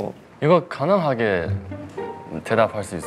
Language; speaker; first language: Korean; non-native, fluent; Chinese